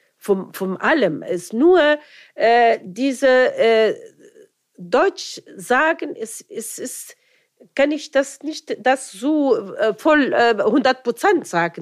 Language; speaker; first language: German; non-native, fluent; Arabic